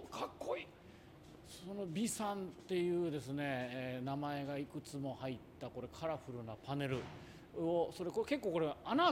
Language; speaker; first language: Japanese; native; Japanese